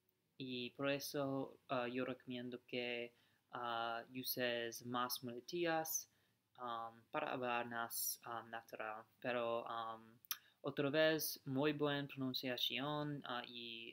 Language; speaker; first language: Spanish; non-native, learner; English